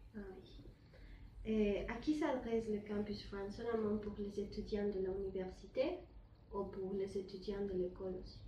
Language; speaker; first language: French; non-native, learner; Spanish